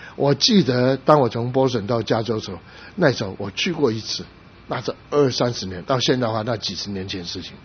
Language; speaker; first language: Chinese; non-native, local second language; Cantonese